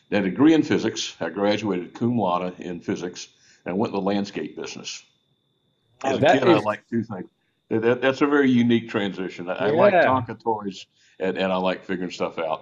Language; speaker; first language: English; native; English